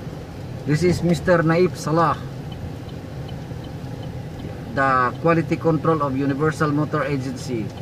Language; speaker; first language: English; non-native, local second language; Filipino